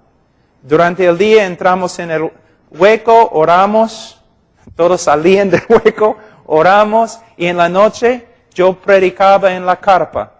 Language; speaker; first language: Spanish; non-native, fluent; English